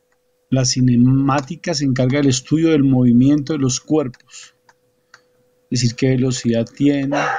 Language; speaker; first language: Spanish; native; Spanish